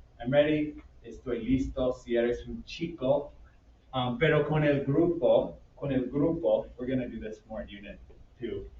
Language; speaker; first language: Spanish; non-native, fluent; English